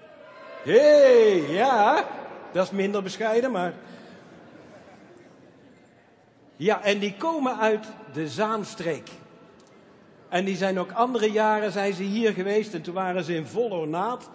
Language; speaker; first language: Dutch; native; Dutch